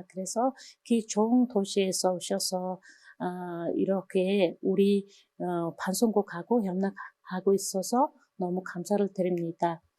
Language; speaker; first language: Korean; non-native, fluent; Mongolian